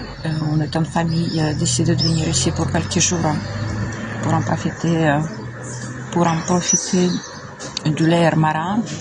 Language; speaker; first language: French; non-native, fluent; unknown